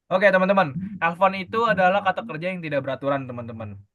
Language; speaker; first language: Indonesian; native; Indonesian